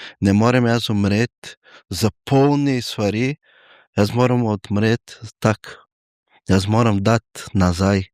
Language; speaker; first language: Slovenian; non-native, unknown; Portuguese